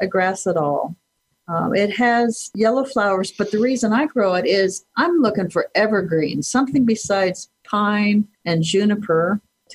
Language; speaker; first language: English; native; English